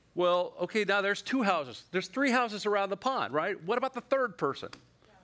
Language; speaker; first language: English; native; English